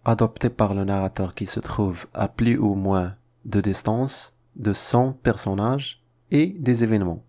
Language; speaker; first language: French; non-native, local second language; Arabic